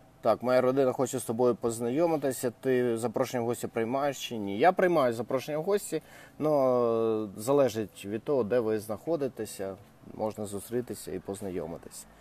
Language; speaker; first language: Ukrainian; non-native, local second language; Russian